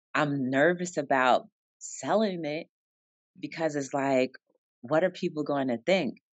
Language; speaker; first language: English; native; English